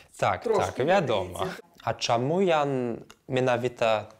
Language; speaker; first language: Belarusian; non-native, fluent; German